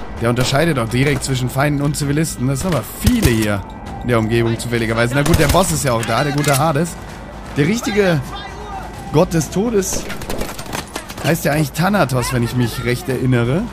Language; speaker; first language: German; native; German